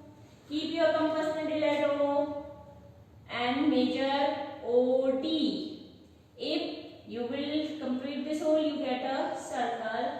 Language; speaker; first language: English; non-native, local second language; Hindi